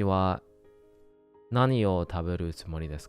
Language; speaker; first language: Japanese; non-native, learner; English